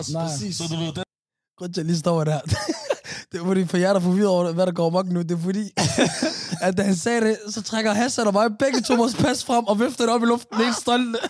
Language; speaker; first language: Danish; early bilingual, other home language; Somali